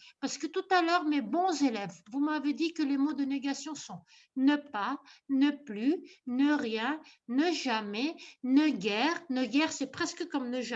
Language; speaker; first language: French; non-native, local second language; Arabic